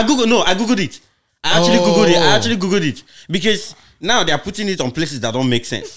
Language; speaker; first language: English; non-native, local second language; Igbo